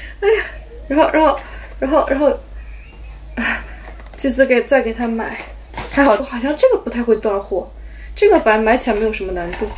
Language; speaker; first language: Chinese; native; Chinese